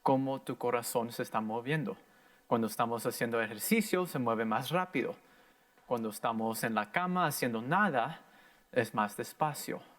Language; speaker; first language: Spanish; early bilingual, heritage; Spanish